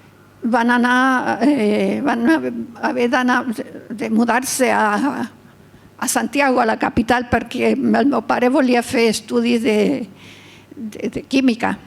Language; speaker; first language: Catalan; early bilingual, heritage; Catalan